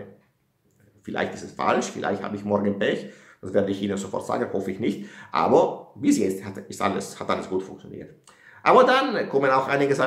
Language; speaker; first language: German; non-native, fluent; Italian